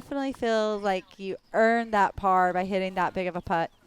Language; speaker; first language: English; native; English